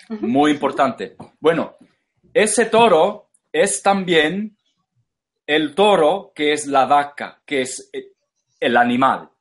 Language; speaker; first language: Spanish; non-native, fluent; English